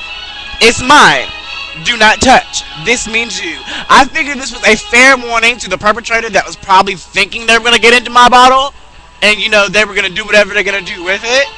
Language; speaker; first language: English; native; English